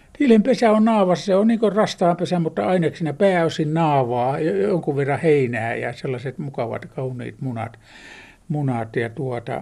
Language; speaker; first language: Finnish; native; Finnish